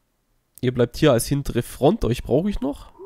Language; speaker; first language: German; native; German